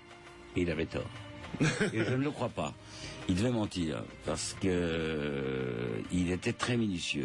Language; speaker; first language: French; native; French